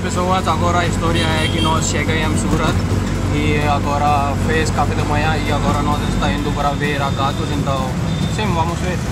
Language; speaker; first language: Portuguese; non-native, learner; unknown